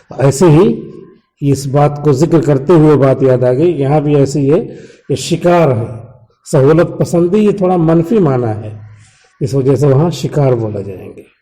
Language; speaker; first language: Urdu; native; Urdu